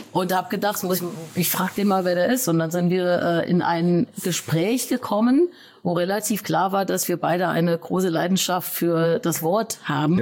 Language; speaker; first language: German; native; German